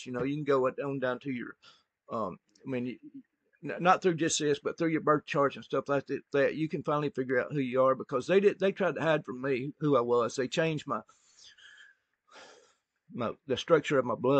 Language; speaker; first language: English; native; English